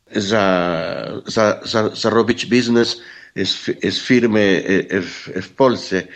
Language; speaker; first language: Polish; non-native, learner; Spanish